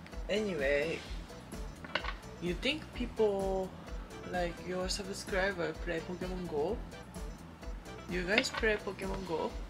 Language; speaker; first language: English; non-native, learner; Japanese